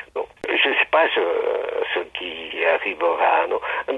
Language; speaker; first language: French; non-native, fluent; Spanish